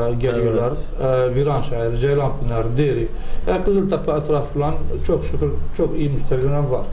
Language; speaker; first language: Turkish; non-native, learner; Arabic